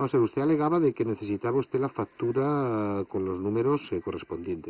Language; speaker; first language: Spanish; native; Spanish